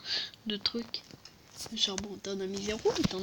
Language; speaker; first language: French; native; French